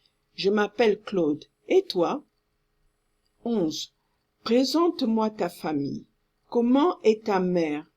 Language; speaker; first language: French; non-native, fluent; English